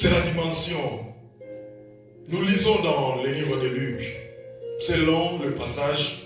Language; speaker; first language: French; non-native, local second language; Lingala